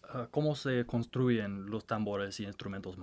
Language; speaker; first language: Spanish; non-native, learner; English